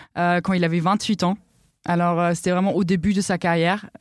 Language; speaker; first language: French; non-native, fluent; German